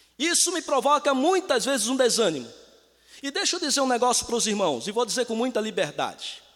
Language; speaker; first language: Portuguese; native; Portuguese